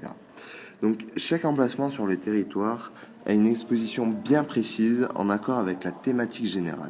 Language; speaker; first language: French; native; French